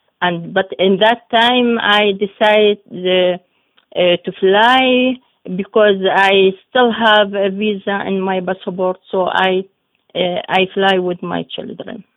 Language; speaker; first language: English; non-native, learner; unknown